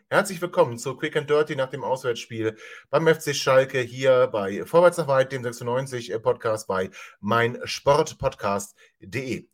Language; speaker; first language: German; native; German